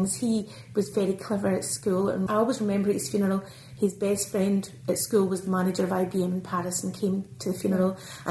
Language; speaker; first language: English; native; English